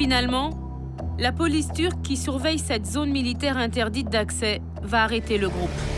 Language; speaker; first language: French; native; French